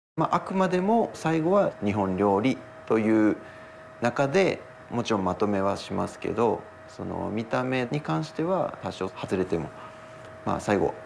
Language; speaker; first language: Japanese; native; Japanese